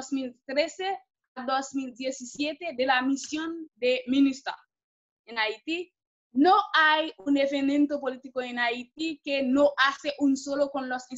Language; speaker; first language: Spanish; non-native, fluent; Haitian Creole